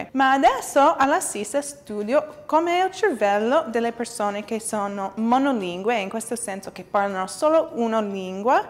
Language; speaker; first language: Italian; non-native, learner; English